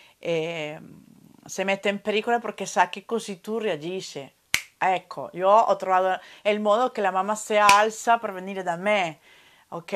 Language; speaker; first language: Italian; non-native, fluent; Spanish